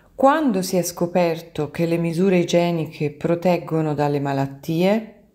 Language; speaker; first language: Italian; non-native, fluent; German